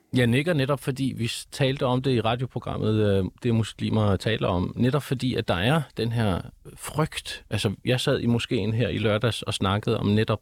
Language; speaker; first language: Danish; early bilingual, other home language; Arabic